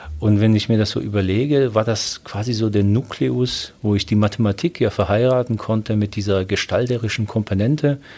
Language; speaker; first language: German; early bilingual, other home language; Polish